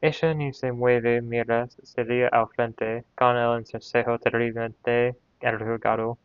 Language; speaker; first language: Spanish; non-native, learner; English